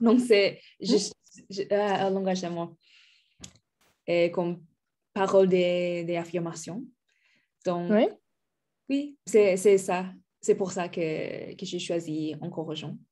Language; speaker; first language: French; non-native, learner; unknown